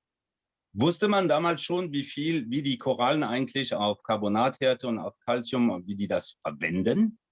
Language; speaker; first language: German; non-native, fluent; French